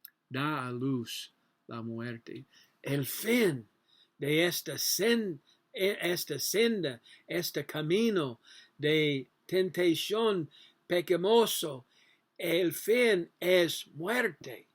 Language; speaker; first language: Spanish; non-native, learner; English